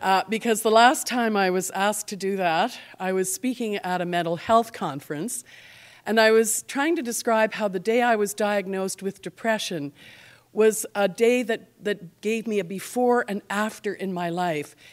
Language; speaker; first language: English; native; English